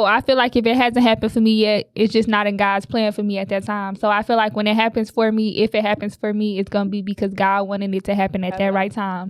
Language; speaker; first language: English; native; English